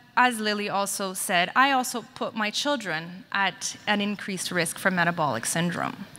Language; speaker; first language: English; native; English